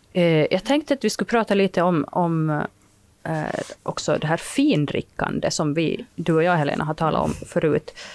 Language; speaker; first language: Swedish; native; Swedish